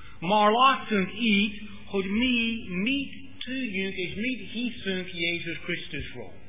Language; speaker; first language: Hungarian; non-native, fluent; English